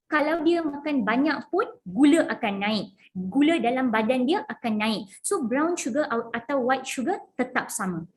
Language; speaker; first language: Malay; non-native, local second language; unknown